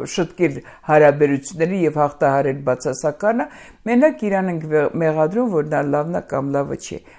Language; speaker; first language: Armenian; native; Armenian